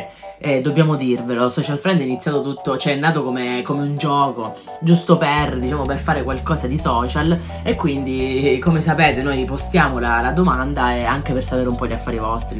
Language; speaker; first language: Italian; native; Italian